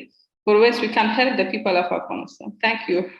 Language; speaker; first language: English; non-native, learner; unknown